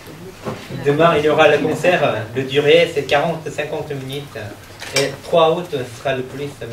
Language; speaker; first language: French; non-native, learner; Korean